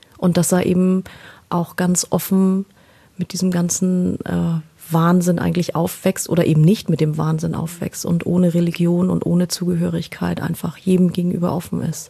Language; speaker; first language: German; native; German